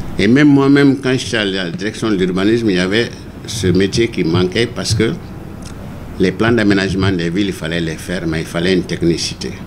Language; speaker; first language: French; non-native, local second language; Bambara